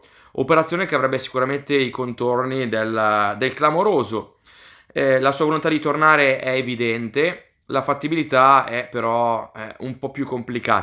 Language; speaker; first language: Italian; native; Italian